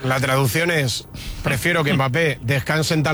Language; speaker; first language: Spanish; native; Spanish